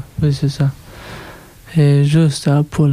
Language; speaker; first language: French; non-native, learner; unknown